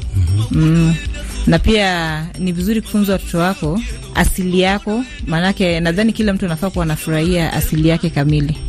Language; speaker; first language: Swahili; non-native, local second language; Luo (Kenya and Tanzania)